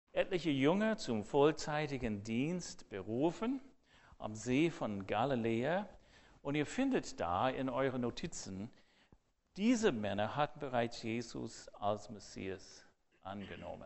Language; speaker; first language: German; non-native, fluent; English